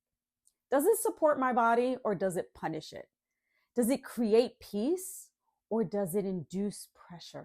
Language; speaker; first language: English; native; English